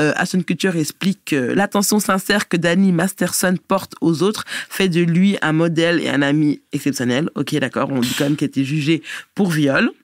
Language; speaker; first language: French; native; French